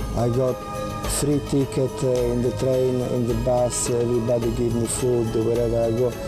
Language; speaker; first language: English; non-native, learner; Italian